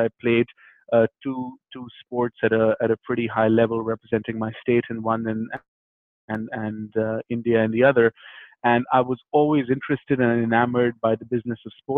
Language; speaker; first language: English; non-native, local second language; Hindi